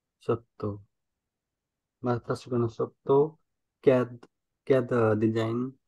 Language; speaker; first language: Japanese; non-native, learner; Nepali